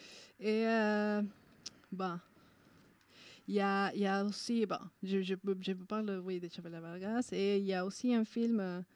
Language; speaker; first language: French; non-native, fluent; Spanish